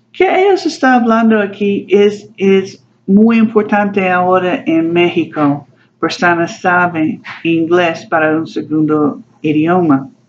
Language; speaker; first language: Spanish; non-native, learner; English